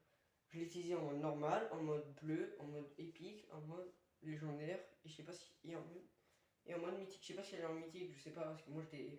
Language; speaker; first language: French; native; French